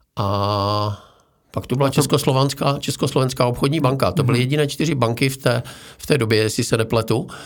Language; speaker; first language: Czech; native; Czech